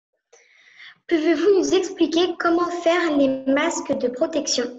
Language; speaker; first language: French; early bilingual, heritage; French